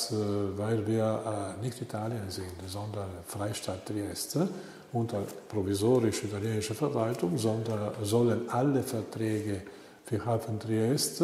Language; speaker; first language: German; non-native, learner; Italian